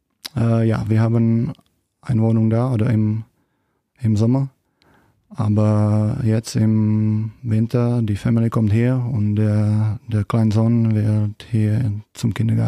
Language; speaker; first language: German; non-native, learner; Czech